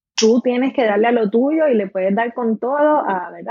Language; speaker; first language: Spanish; native; Spanish